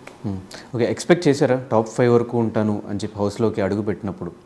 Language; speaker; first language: Telugu; native; Telugu